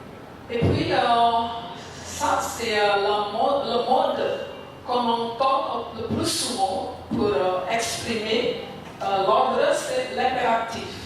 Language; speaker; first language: French; non-native, fluent; Indonesian